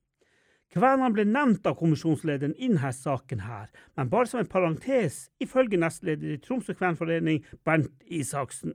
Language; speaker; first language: Norwegian; native; Norwegian